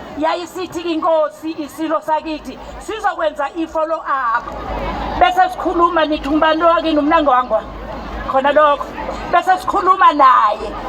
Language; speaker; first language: Zulu; native; Zulu